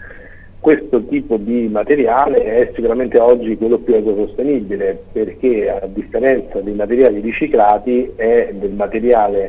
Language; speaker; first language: Italian; native; Italian